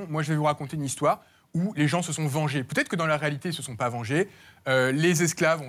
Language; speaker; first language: French; native; French